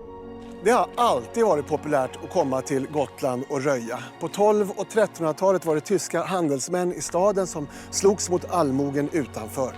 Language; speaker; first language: Swedish; native; Swedish